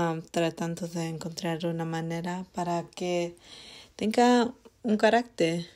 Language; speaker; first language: Spanish; early bilingual, heritage; Spanish